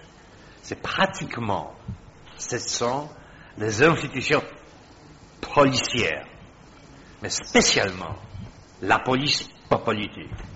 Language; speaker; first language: French; non-native, fluent; Polish